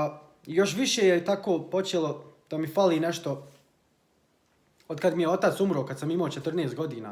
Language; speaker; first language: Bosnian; early bilingual, heritage; Bosnian